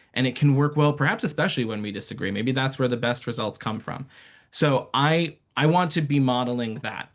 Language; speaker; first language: English; early bilingual, other home language; Persian